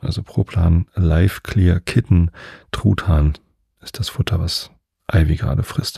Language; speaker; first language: German; native; German